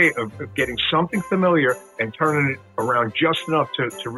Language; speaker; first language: English; native; English